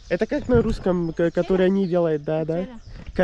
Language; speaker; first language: Russian; non-native, learner; Urdu